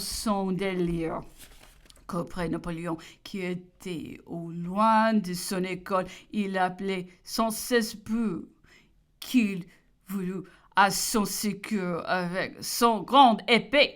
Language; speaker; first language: French; non-native, learner; English